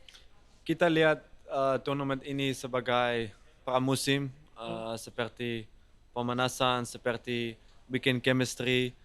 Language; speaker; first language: Indonesian; non-native, fluent; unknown